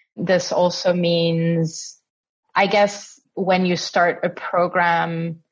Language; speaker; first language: English; non-native, fluent; Italian